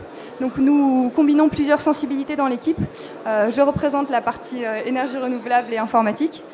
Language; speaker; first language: French; native; French